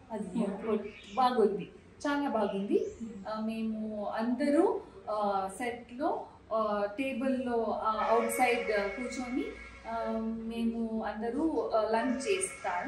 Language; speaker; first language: Telugu; non-native, learner; Kannada